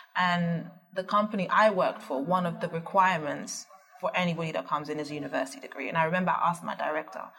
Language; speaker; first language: English; early bilingual, other home language; Dutch